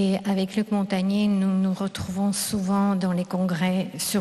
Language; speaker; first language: French; non-native, fluent; Russian